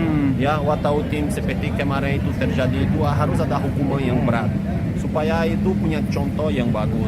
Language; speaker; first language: Indonesian; non-native, fluent; Portuguese